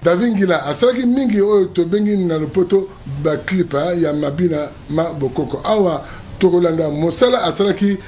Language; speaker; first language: Lingala; native; Lingala